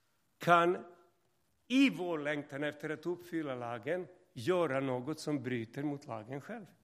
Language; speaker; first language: Swedish; non-native, fluent; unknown